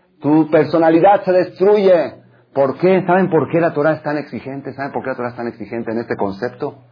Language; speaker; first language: Spanish; non-native, fluent; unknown